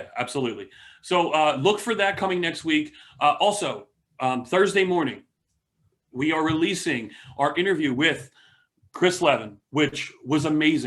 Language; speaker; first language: English; native; English